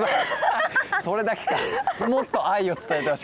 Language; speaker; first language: Japanese; native; Japanese